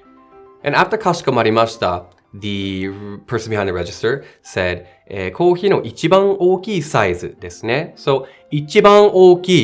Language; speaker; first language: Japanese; non-native, fluent; English